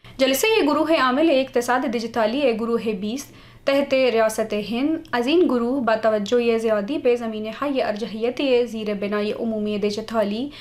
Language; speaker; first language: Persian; non-native, fluent; Hindi